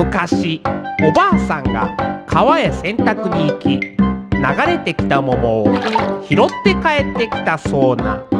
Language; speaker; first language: Japanese; native; Japanese